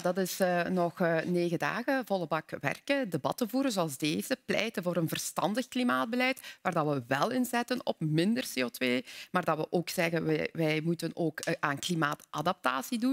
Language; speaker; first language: Dutch; native; Dutch